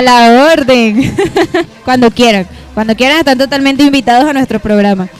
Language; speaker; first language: Spanish; native; Spanish